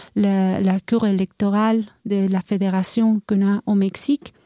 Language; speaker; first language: French; non-native, fluent; Spanish